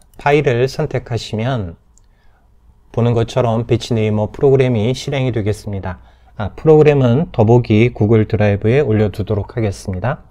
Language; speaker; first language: Korean; native; Korean